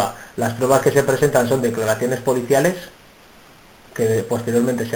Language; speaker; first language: Spanish; native; Spanish